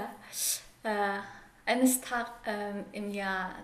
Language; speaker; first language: German; non-native, fluent; Korean